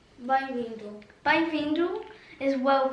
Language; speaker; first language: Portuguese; early bilingual, other home language; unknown